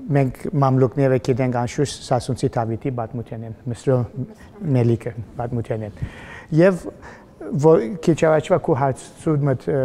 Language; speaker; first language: Armenian; early bilingual, heritage; Armenian